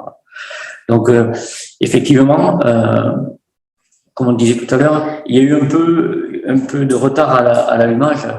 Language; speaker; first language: French; native; French